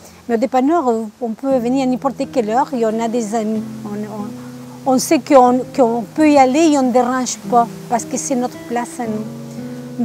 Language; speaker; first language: French; native; French